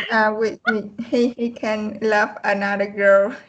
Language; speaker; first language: English; non-native, learner; Vietnamese